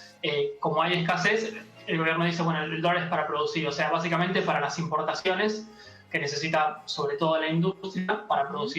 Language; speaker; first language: Spanish; native; Spanish